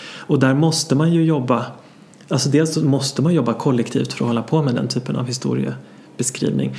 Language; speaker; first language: Swedish; native; Swedish